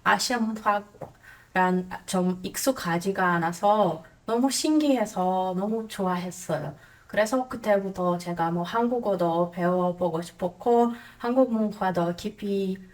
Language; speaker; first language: Korean; non-native, fluent; Croatian